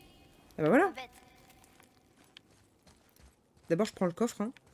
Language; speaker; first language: French; native; French